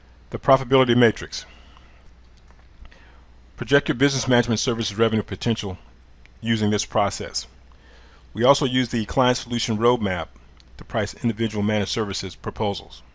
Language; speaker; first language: English; native; English